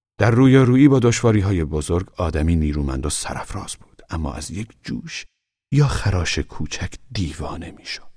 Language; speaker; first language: Persian; native; Persian